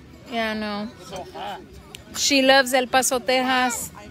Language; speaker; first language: English; early bilingual, other home language; Spanish